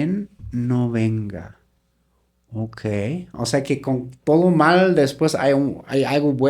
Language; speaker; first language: Spanish; native; Spanish